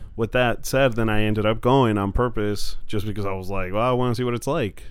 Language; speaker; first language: English; non-native, fluent; Spanish